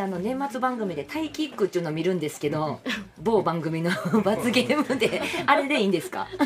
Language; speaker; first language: Japanese; native; Japanese